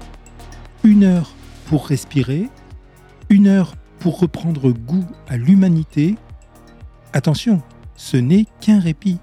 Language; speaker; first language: French; native; French